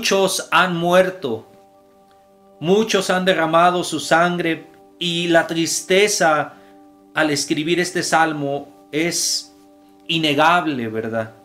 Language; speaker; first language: Spanish; native; Spanish